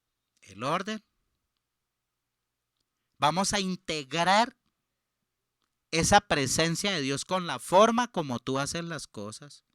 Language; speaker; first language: Spanish; native; Spanish